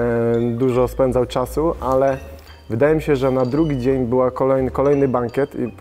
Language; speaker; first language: Polish; native; Polish